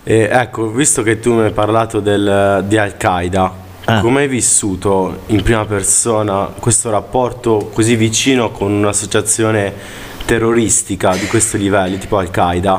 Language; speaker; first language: Italian; native; Italian